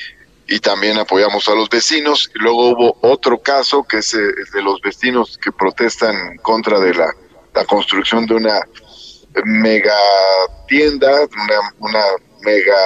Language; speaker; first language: Spanish; native; Spanish